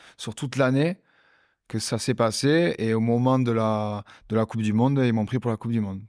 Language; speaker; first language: French; native; French